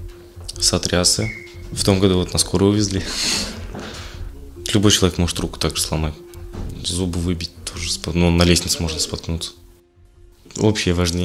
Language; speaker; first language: Russian; native; Russian